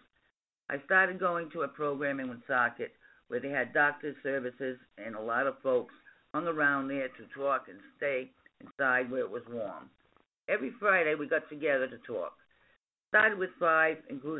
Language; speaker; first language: English; native; English